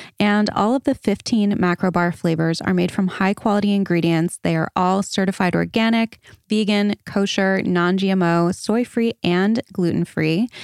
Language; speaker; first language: English; native; English